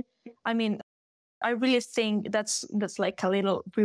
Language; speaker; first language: English; non-native, fluent; Galician